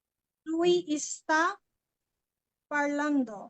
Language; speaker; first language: Italian; non-native, learner; Bangla